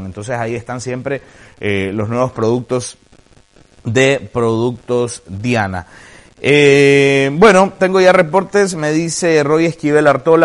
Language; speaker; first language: Spanish; native; Spanish